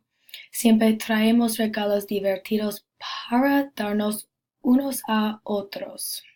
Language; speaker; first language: Spanish; non-native, learner; English